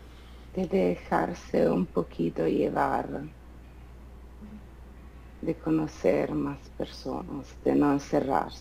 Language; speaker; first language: Spanish; non-native, fluent; Italian